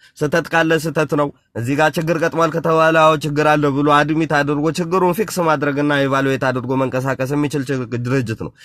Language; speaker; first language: Amharic; non-native, local second language; Tigrinya